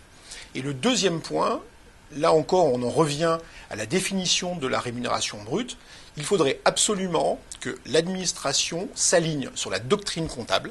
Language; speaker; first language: French; native; French